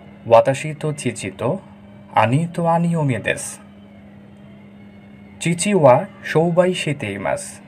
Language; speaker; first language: Japanese; non-native, learner; Bangla